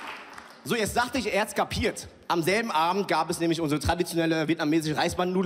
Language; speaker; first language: German; early bilingual, other home language; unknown